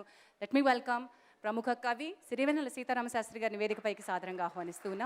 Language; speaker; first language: Telugu; native; Telugu